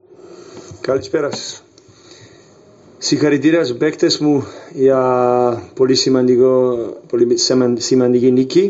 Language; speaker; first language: Greek; non-native, fluent; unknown